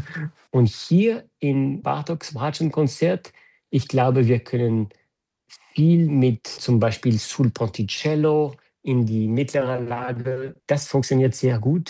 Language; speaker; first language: German; non-native, fluent; French